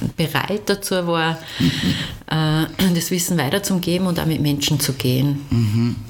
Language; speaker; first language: German; native; German